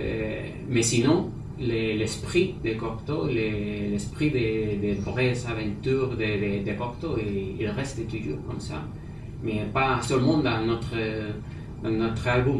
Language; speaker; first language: French; non-native, fluent; Spanish